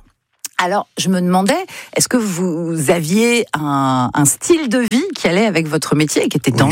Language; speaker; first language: French; native; French